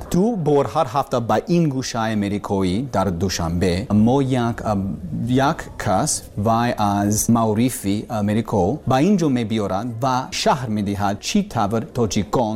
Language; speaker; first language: Persian; non-native, learner; English